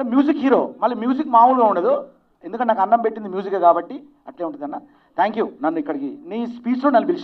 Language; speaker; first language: Telugu; native; Telugu